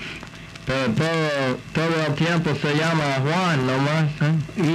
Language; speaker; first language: Spanish; non-native, fluent; English